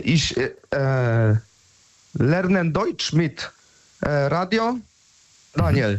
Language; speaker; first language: German; non-native, learner; Polish